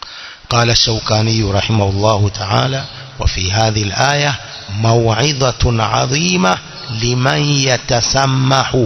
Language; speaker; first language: Arabic; non-native, fluent; Swahili